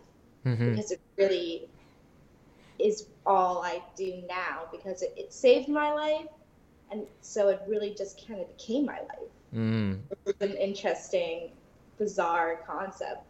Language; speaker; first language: English; native; English